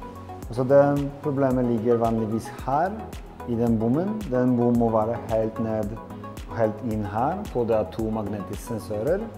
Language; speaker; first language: Norwegian; non-native, fluent; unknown